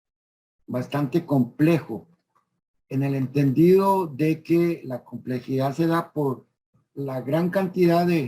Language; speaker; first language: Spanish; native; Spanish